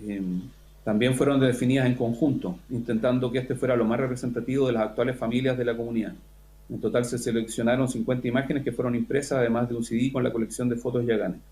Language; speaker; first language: Spanish; native; Spanish